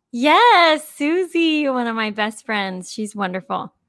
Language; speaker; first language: English; early bilingual, heritage; English